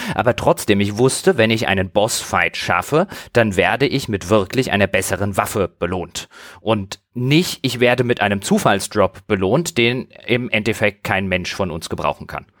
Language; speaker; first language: German; native; German